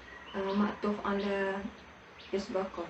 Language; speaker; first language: Arabic; non-native, learner; Malay